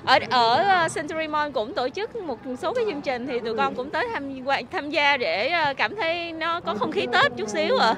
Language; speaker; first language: Vietnamese; early bilingual, heritage; Vietnamese